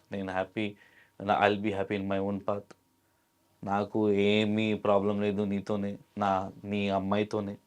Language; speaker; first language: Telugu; non-native, local second language; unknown